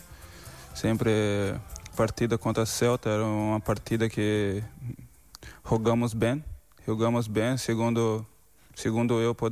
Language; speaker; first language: Spanish; non-native, learner; Portuguese